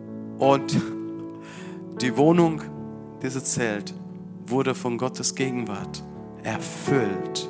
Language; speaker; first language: German; non-native, fluent; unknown